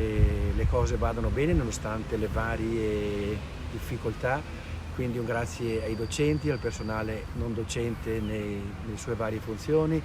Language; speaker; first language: Italian; native; Italian